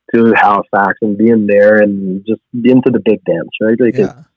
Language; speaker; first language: English; native; English